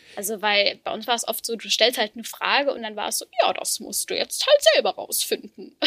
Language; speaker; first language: German; native; German